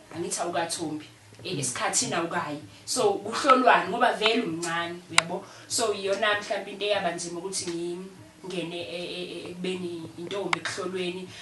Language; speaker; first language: Zulu; native; Zulu